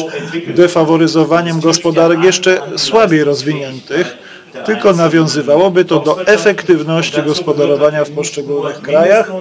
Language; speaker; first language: Polish; native; Polish